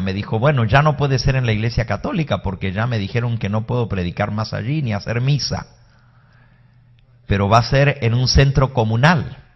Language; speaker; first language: Spanish; native; Spanish